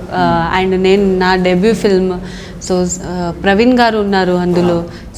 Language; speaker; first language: Telugu; non-native, local second language; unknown